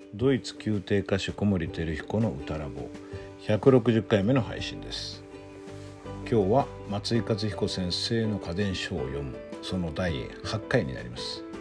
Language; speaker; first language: Japanese; native; Japanese